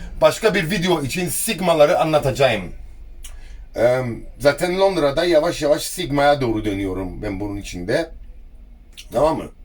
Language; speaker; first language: Turkish; early bilingual, heritage; Turkish